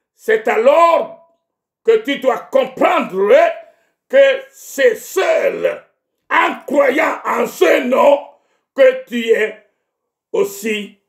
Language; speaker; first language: French; non-native, local second language; Ewe